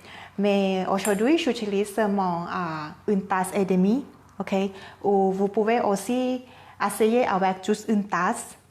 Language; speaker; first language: French; non-native, fluent; Thai